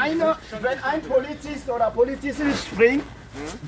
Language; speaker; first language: German; non-native, learner; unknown